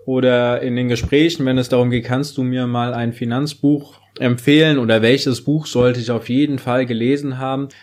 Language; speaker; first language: German; native; German